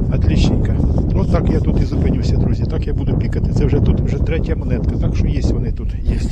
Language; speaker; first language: Ukrainian; native; Ukrainian